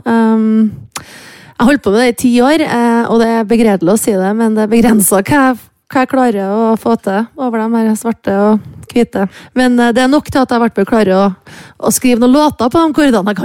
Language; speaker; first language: Norwegian; native; Norwegian